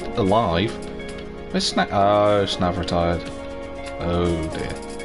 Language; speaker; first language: English; native; English